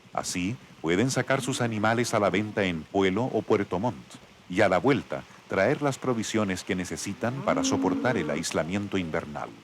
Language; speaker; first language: Spanish; native; Spanish